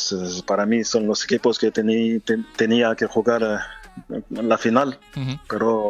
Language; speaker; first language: Spanish; non-native, fluent; French